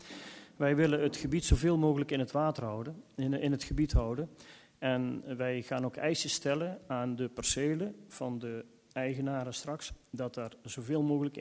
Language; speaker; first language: Dutch; native; Dutch